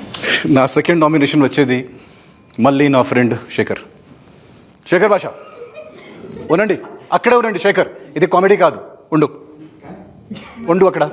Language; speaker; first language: Telugu; non-native, fluent; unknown